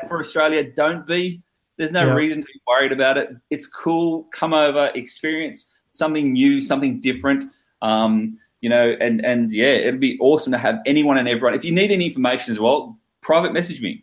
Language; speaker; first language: English; native; English